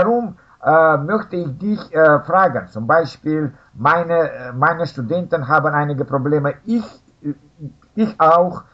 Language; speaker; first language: German; non-native, fluent; Russian